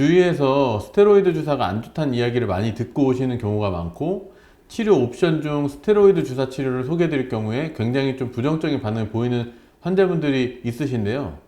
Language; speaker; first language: Korean; native; Korean